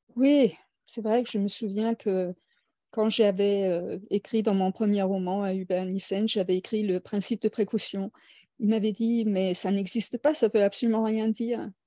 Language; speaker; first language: French; non-native, fluent; Danish